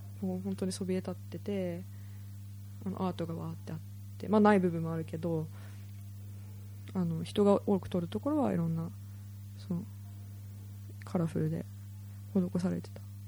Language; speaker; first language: Japanese; early bilingual, heritage; Japanese